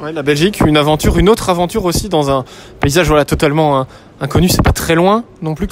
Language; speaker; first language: French; native; French